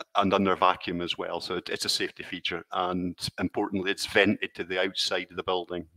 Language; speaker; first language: English; native; English